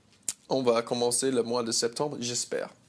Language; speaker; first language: French; non-native, learner; English